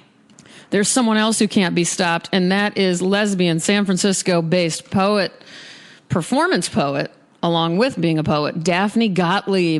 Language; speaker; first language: English; native; English